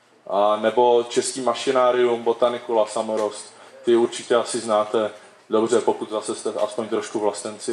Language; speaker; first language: Czech; native; Czech